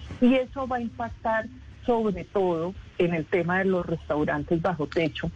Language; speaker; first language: Spanish; native; Spanish